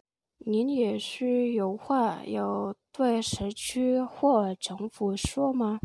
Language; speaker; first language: Chinese; non-native, learner; Indonesian